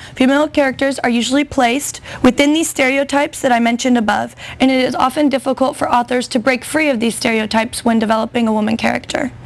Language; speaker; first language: English; native; English